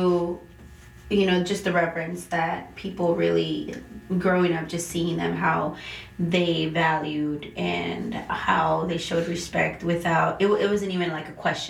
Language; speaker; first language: English; early bilingual, other home language; Spanish